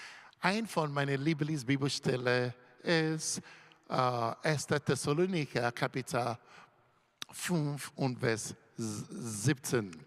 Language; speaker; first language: German; non-native, learner; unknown